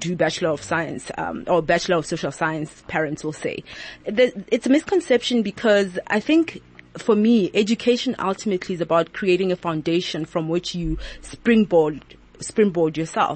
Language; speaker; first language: English; non-native, local second language; Southern Sotho